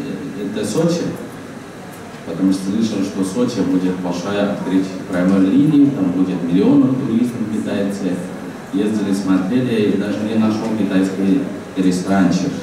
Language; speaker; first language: Russian; non-native, fluent; Chinese